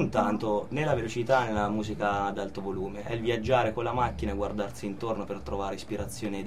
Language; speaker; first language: Italian; native; Italian